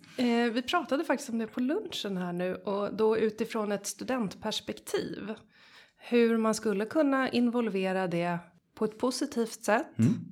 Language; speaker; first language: Swedish; native; Swedish